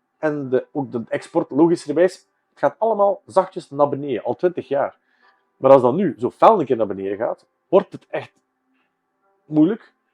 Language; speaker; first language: Dutch; native; Dutch